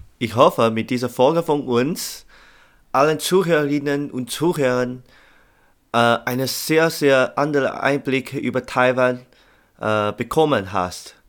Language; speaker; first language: German; non-native, learner; Chinese